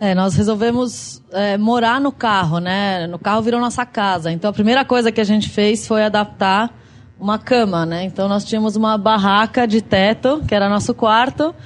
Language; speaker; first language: Portuguese; native; Portuguese